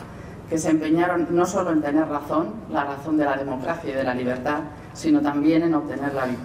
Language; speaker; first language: Spanish; native; Spanish